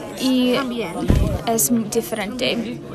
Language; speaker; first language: Spanish; non-native, learner; English